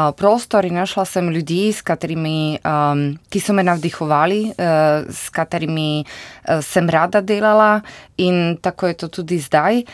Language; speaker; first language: Slovenian; non-native, fluent; Slovak